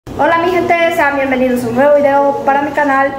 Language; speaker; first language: Spanish; native; Spanish